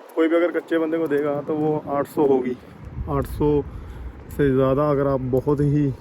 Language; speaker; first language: Hindi; non-native, local second language; Punjabi